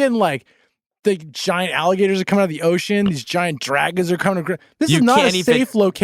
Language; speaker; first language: English; native; English